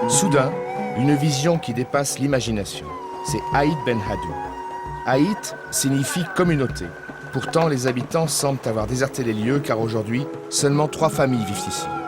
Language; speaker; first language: French; native; French